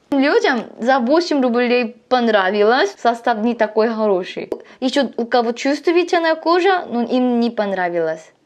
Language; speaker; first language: Russian; non-native, learner; Korean